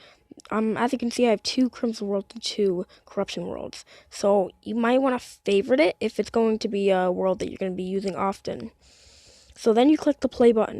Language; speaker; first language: English; native; English